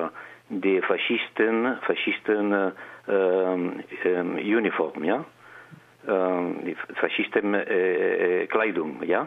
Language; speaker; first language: German; non-native, learner; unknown